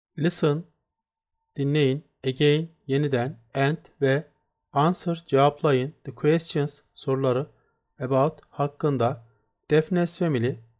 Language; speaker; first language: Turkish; native; Turkish